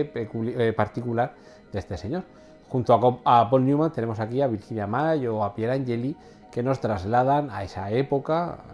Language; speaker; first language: Spanish; native; Spanish